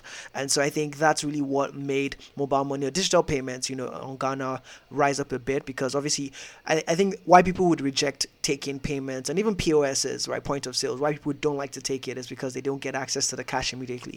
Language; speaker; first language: English; non-native, local second language; Yoruba